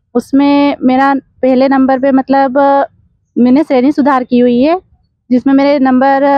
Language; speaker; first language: Hindi; native; Hindi